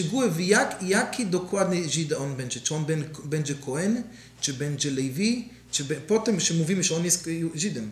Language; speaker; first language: Polish; non-native, learner; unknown